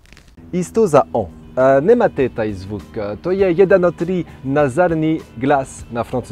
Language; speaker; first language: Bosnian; non-native, learner; French